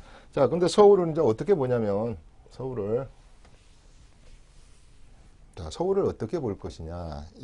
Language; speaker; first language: Korean; native; Korean